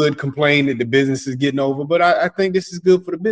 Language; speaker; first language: English; native; English